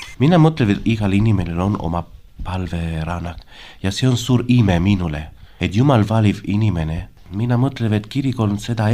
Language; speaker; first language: Estonian; non-native, learner; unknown